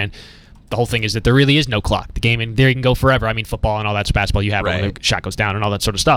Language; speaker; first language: English; native; English